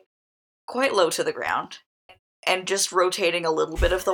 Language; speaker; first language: English; native; English